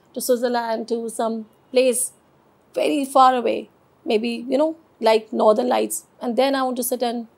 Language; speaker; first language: Hindi; native; Hindi